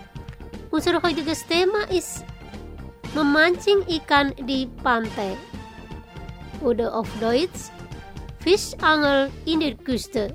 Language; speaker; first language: German; non-native, learner; Indonesian